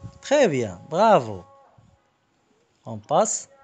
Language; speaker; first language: French; non-native, fluent; Arabic